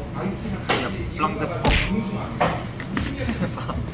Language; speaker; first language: French; non-native, learner; Korean